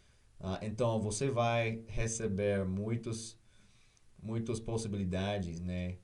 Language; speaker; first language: Portuguese; non-native, learner; English